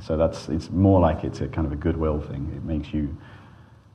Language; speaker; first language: English; native; English